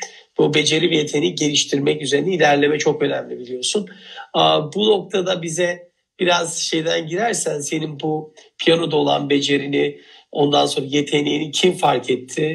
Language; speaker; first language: Turkish; native; Turkish